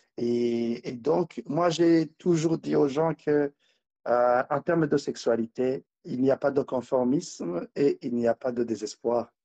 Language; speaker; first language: French; non-native, local second language; Rundi